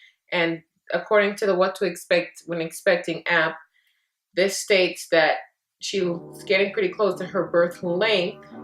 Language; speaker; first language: English; native; English